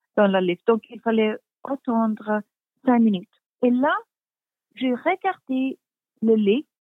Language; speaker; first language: French; non-native, fluent; Swedish